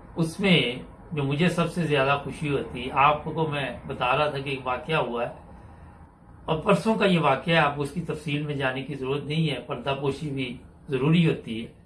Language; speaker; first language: Urdu; non-native, local second language; Punjabi